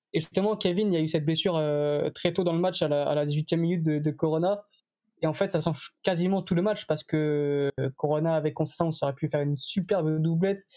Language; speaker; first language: French; native; French